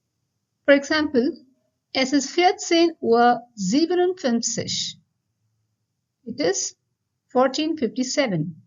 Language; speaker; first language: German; non-native, fluent; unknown